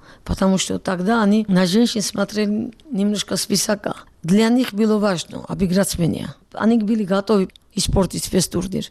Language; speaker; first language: Russian; non-native, local second language; Georgian